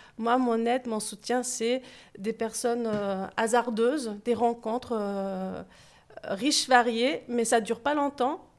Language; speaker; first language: French; early bilingual, other home language; Turkish